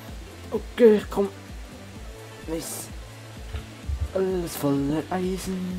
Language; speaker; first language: German; native; German